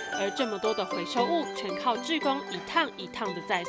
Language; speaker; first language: Chinese; native; Chinese